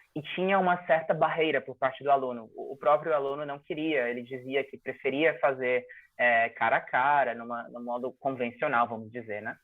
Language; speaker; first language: Portuguese; native; Portuguese